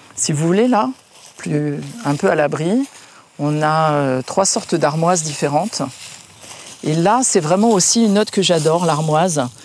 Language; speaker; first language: French; native; French